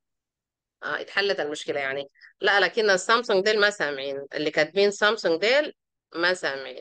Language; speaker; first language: Arabic; native; Arabic